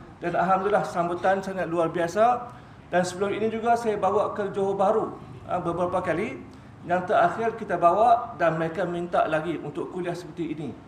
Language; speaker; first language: Malay; native; Malay